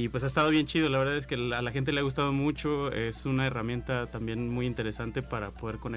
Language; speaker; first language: Spanish; native; Spanish